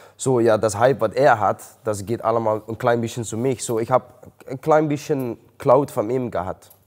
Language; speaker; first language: German; non-native, learner; Dutch